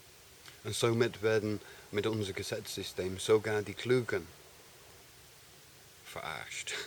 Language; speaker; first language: German; non-native, fluent; English